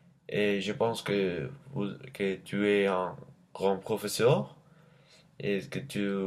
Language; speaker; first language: French; non-native, learner; Spanish